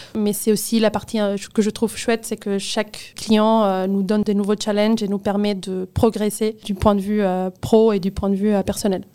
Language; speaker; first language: French; non-native, fluent; Spanish